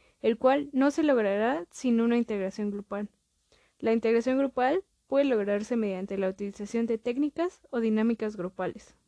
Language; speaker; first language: Spanish; native; Spanish